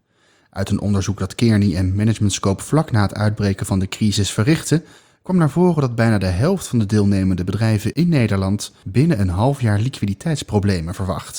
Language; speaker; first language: Dutch; native; Dutch